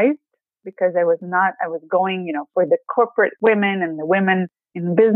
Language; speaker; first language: English; non-native, fluent; Greek